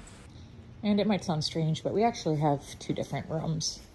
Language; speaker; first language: English; native; English